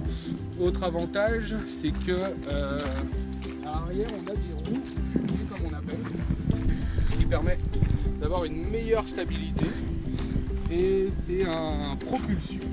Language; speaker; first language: French; native; French